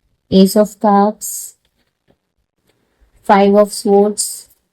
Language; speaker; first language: English; non-native, local second language; Telugu